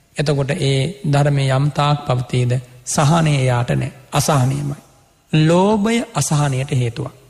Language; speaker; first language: Sinhala; native; Sinhala